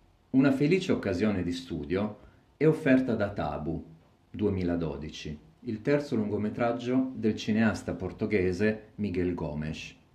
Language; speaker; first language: Italian; native; Italian